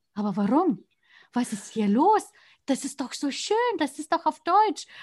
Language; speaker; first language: German; non-native, fluent; Lithuanian